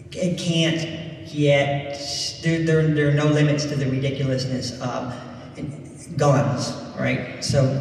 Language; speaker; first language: English; native; English